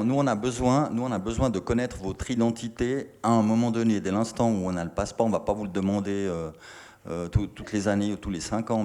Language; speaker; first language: French; native; French